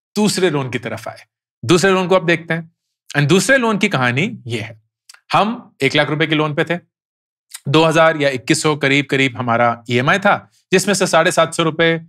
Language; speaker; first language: Hindi; native; Hindi